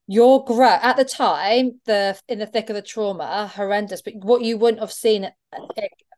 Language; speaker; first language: English; native; English